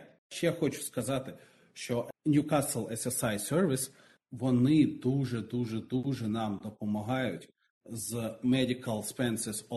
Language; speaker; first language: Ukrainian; non-native, local second language; Russian